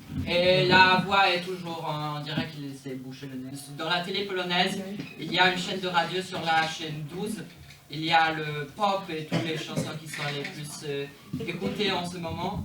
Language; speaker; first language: French; non-native, fluent; Polish